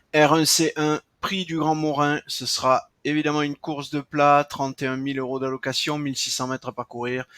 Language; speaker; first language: French; native; French